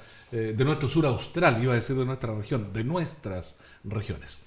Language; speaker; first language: Spanish; native; Spanish